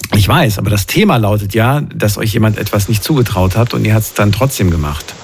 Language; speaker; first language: German; native; German